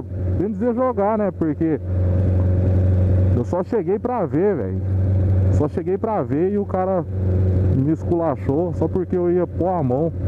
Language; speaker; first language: Portuguese; native; Portuguese